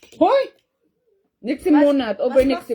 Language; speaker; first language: German; non-native, learner; Filipino